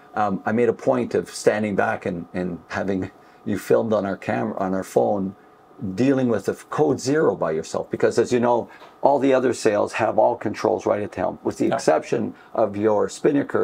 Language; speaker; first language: English; native; English